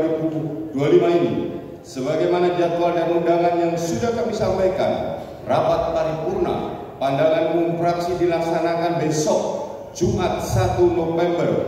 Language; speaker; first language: Indonesian; native; Indonesian